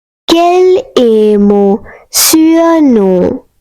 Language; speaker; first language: French; non-native, fluent; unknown